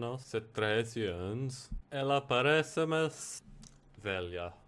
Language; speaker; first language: Portuguese; non-native, learner; English